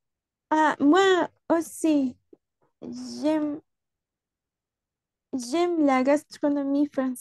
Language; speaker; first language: French; non-native, learner; Spanish